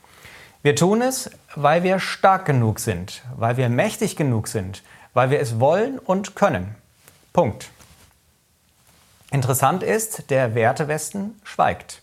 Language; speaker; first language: German; native; German